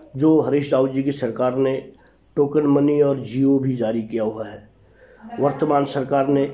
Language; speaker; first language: Hindi; native; Hindi